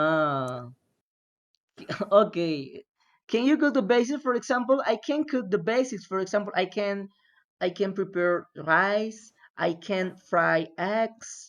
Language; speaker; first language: English; non-native, fluent; Spanish